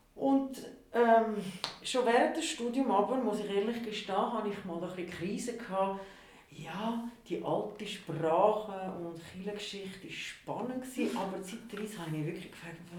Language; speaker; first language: German; non-native, local second language; Italian